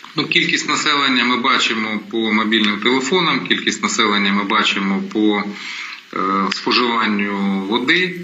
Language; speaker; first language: Ukrainian; non-native, local second language; Russian